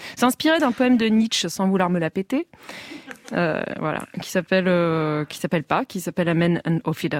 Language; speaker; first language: French; native; French